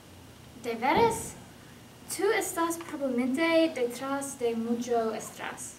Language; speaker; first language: Spanish; non-native, learner; English